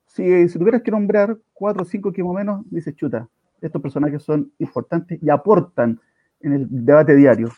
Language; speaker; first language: Spanish; native; Spanish